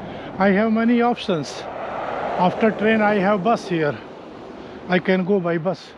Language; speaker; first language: English; non-native, learner; Hindi